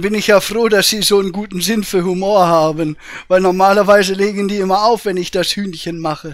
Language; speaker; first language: German; native; German